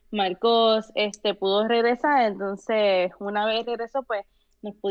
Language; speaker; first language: Spanish; native; Spanish